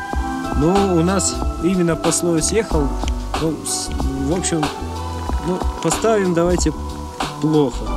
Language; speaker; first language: Russian; native; Russian